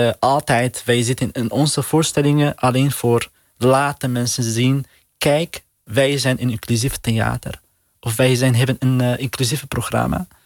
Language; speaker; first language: Dutch; non-native, learner; Arabic